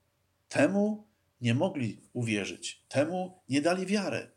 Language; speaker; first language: Polish; native; Polish